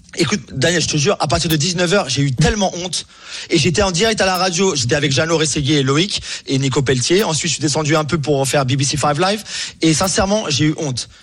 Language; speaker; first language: French; native; French